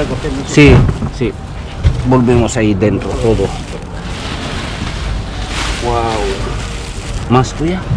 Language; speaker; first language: Spanish; non-native, learner; Filipino